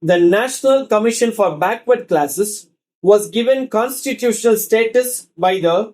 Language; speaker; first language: English; non-native, local second language; Tamil